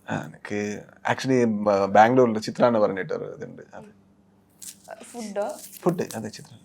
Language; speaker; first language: Malayalam; non-native, learner; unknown